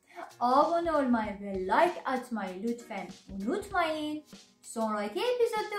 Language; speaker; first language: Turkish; non-native, learner; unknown